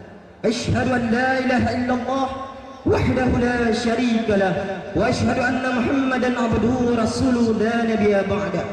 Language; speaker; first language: Arabic; non-native, learner; Indonesian